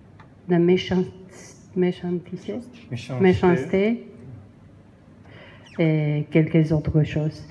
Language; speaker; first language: French; non-native, learner; Spanish